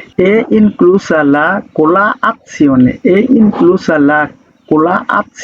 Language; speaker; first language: Italian; non-native, learner; Bangla